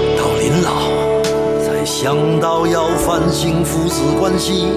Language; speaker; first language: Chinese; native; Chinese